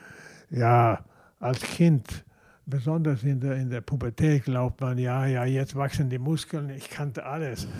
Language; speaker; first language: German; non-native, fluent; Swedish